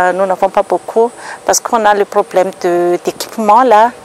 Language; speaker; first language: French; non-native, local second language; Malagasy